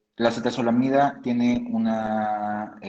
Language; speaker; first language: Spanish; native; Spanish